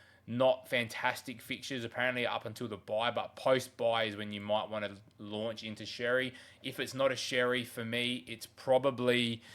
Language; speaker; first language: English; native; English